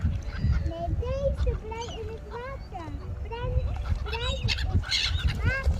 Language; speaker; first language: Dutch; early bilingual, other home language; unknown